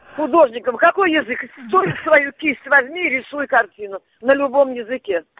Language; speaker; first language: Russian; native; Russian